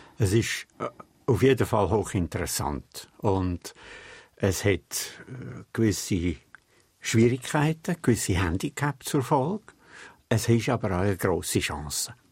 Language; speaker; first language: German; native; German